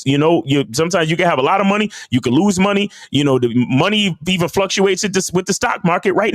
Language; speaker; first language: English; native; English